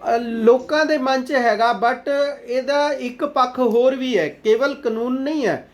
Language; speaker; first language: Punjabi; non-native, local second language; Hindi